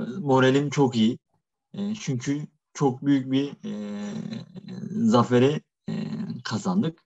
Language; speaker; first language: Turkish; native; Turkish